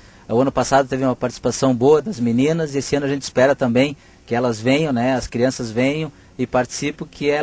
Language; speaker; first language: Portuguese; native; Portuguese